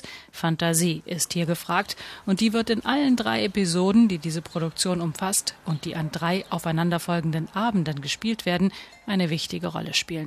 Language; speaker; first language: German; native; German